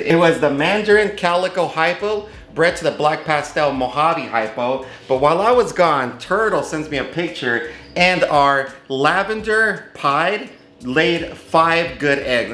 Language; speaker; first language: English; early bilingual, other home language; Spanish